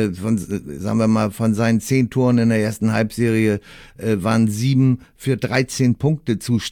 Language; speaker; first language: German; native; German